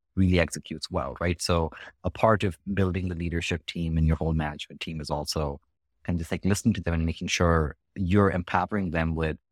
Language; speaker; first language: English; non-native, local second language; Hindi